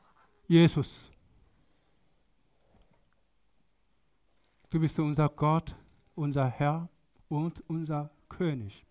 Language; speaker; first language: German; non-native, learner; Korean